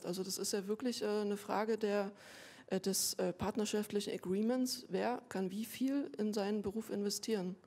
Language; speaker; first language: German; native; German